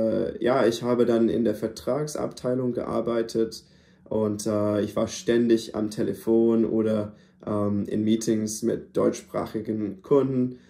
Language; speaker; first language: German; non-native, fluent; English